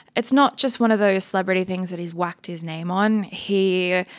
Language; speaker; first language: English; native; English